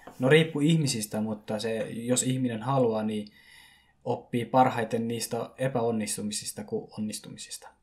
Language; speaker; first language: Finnish; early bilingual, other home language; Persian